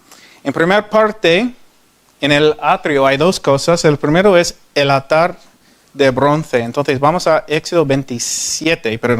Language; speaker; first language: Spanish; non-native, learner; English